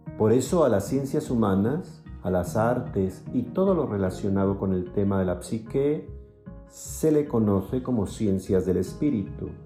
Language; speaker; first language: Spanish; native; Spanish